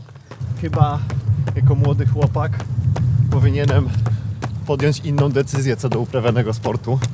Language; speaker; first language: Polish; native; Polish